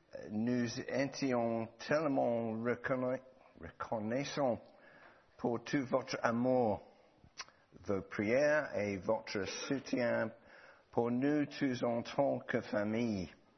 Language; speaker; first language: French; non-native, learner; English